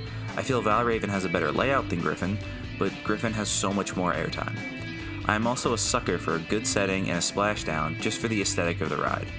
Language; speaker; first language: English; native; English